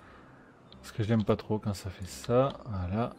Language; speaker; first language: French; native; French